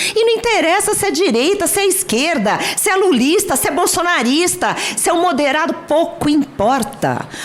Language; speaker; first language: Portuguese; native; Portuguese